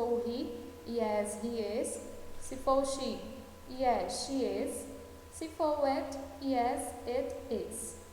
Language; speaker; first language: English; non-native, fluent; Portuguese